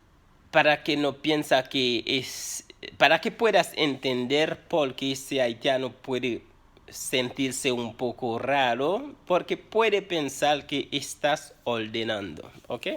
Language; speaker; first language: Spanish; non-native, fluent; Haitian Creole